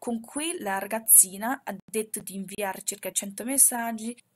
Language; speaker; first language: Italian; non-native, fluent; Chinese